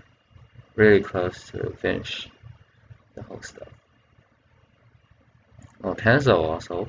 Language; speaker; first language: English; non-native, fluent; Chinese